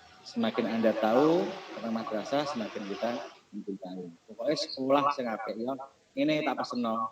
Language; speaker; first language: Indonesian; non-native, local second language; Javanese